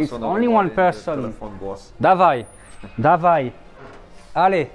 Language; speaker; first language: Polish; non-native, learner; French